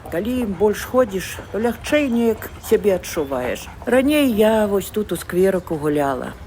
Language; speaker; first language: Belarusian; native; Belarusian